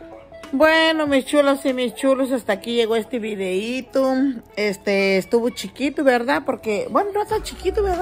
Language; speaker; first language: Spanish; native; Spanish